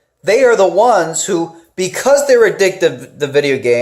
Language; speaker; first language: English; native; English